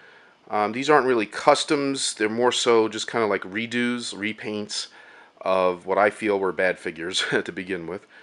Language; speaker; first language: English; native; English